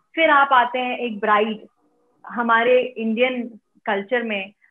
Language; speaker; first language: Hindi; native; Hindi